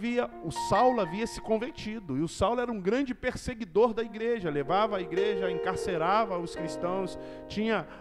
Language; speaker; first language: Portuguese; native; Portuguese